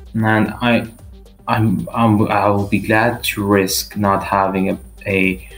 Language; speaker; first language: English; non-native, fluent; Albanian